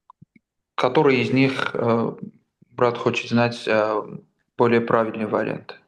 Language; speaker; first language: Russian; non-native, local second language; Armenian